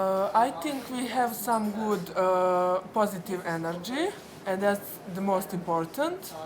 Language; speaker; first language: English; non-native, fluent; Serbian